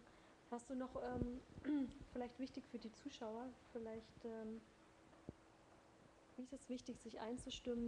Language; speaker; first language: German; native; German